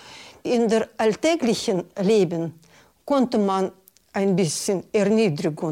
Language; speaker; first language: German; non-native, learner; Russian